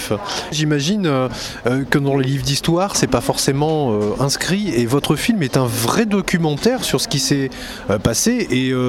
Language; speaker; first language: French; native; French